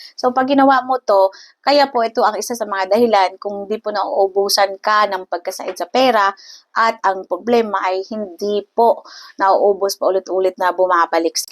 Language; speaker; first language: Filipino; non-native, local second language; Cebuano